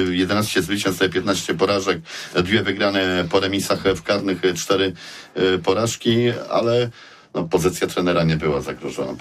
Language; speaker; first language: Polish; native; Polish